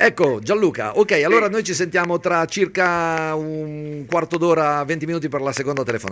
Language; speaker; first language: Italian; native; Italian